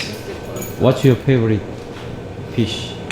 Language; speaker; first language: English; non-native, learner; Korean